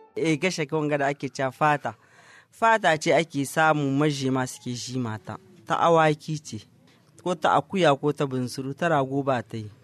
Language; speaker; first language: Hausa; non-native, local second language; Tamasheq